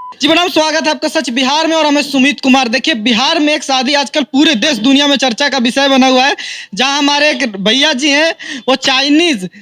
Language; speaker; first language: Hindi; native; Hindi